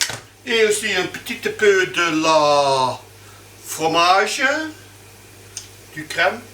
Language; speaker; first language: French; non-native, learner; Dutch